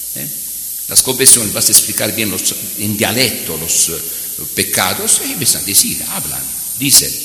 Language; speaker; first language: Spanish; non-native, fluent; Italian